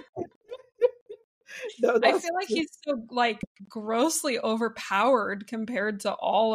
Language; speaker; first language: English; native; English